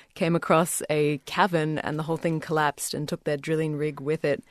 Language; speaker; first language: English; native; English